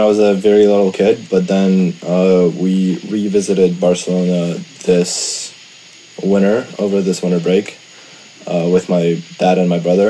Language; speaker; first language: English; non-native, fluent; Russian